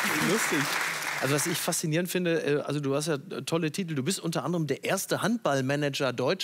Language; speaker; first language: German; native; German